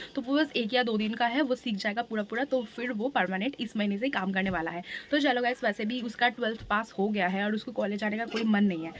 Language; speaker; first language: Hindi; non-native, local second language; Bangla